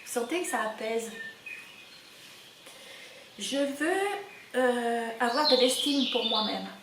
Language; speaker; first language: French; native; French